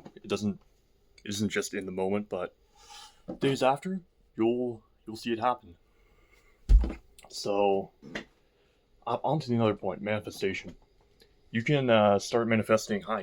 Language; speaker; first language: English; native; English